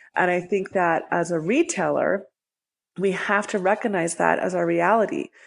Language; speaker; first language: English; native; English